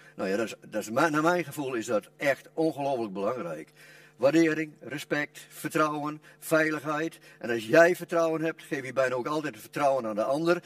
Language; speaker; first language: Dutch; non-native, local second language; Western Frisian